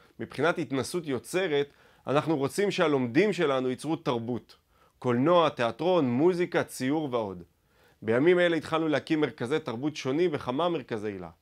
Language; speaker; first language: Hebrew; native; Hebrew